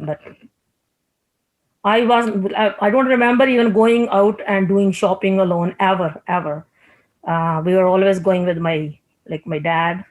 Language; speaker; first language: English; non-native, local second language; Punjabi